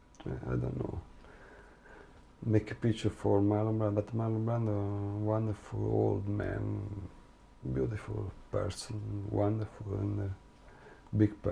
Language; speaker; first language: English; non-native, learner; Italian